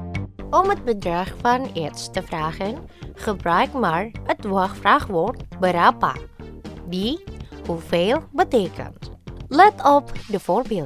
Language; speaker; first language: Dutch; non-native, fluent; Indonesian